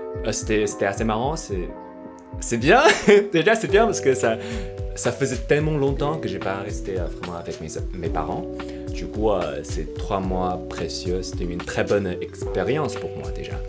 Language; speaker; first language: French; non-native, fluent; Chinese